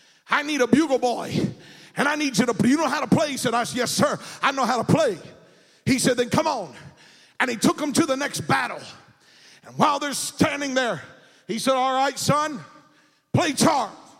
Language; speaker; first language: English; native; English